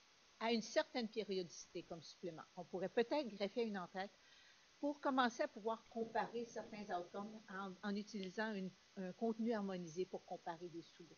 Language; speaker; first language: French; native; French